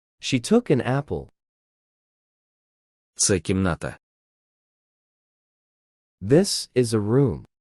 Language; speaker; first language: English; non-native, fluent; Ukrainian